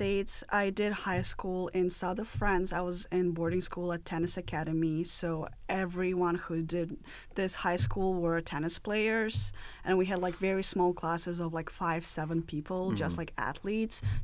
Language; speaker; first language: English; non-native, fluent; Russian